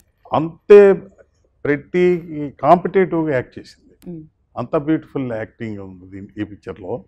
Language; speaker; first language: Telugu; native; Telugu